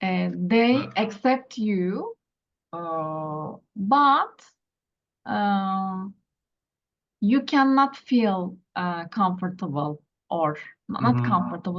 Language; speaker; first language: English; non-native, learner; Turkish